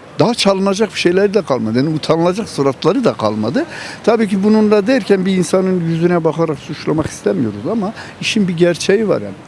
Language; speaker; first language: Turkish; native; Turkish